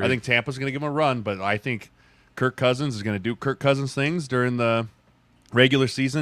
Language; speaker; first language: English; native; English